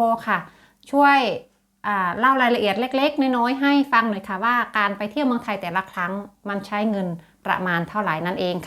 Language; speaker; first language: Thai; native; Thai